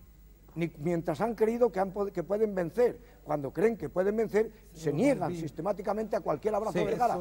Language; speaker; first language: Spanish; native; Spanish